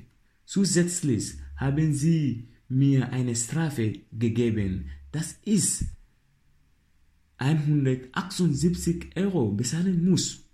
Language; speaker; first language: German; non-native, learner; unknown